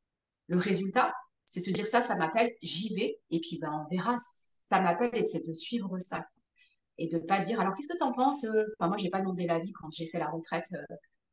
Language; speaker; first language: French; native; French